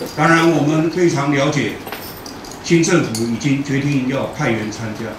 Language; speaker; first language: Chinese; native; Chinese